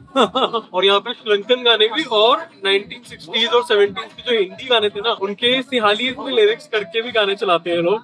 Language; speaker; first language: Hindi; native; Hindi